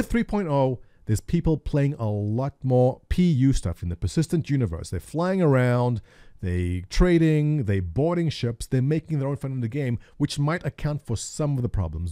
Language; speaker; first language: English; native; English